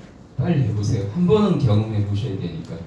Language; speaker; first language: Korean; native; Korean